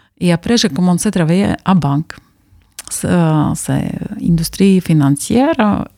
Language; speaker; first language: French; non-native, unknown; Latvian